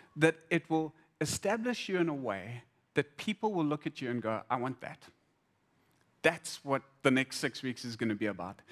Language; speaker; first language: English; native; English